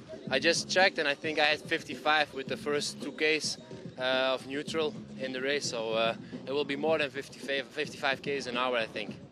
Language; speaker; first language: English; non-native, fluent; Dutch